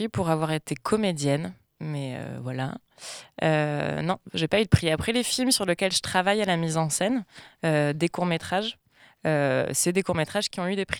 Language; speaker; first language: French; native; French